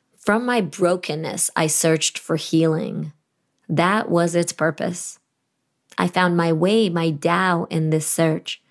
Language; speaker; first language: English; early bilingual, other home language; Russian